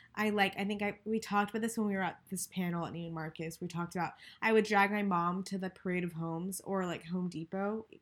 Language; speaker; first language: English; native; English